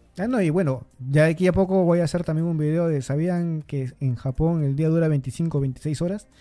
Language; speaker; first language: Spanish; native; Spanish